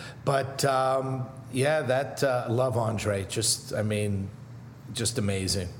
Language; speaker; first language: English; native; English